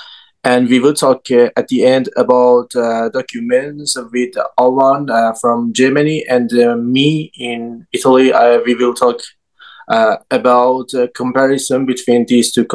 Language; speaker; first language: English; non-native, learner; Persian